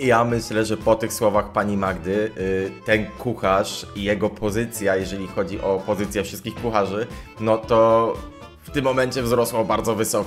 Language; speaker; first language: Polish; native; Polish